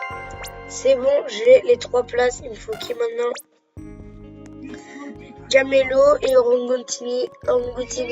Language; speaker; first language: French; native; French